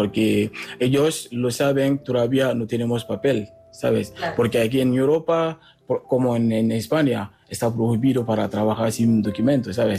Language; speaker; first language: Spanish; non-native, fluent; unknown